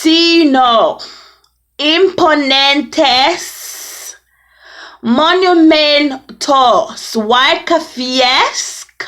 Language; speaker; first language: Spanish; non-native, learner; English